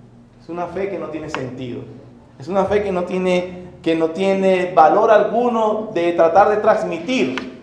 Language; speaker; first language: Spanish; native; Spanish